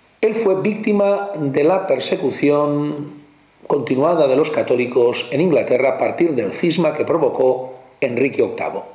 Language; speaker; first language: Spanish; native; Spanish